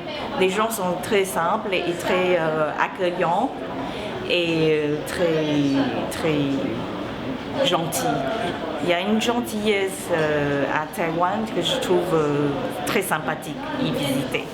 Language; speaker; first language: French; non-native, fluent; Chinese